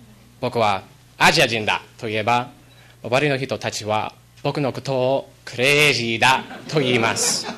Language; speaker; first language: Japanese; non-native, learner; English